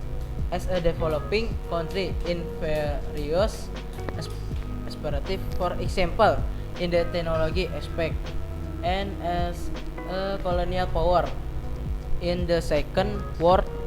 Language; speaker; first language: English; non-native, learner; Indonesian